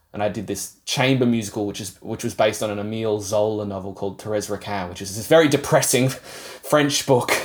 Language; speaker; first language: English; native; English